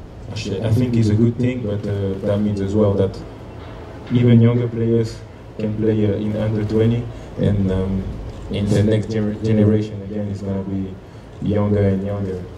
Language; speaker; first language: English; non-native, fluent; French